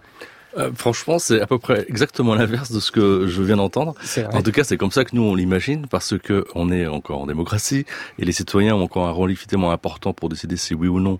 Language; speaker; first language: French; native; French